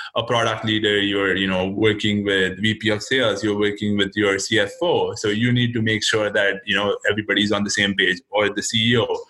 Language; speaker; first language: English; non-native, local second language; Hindi